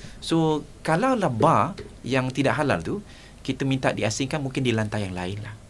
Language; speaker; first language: Malay; native; Malay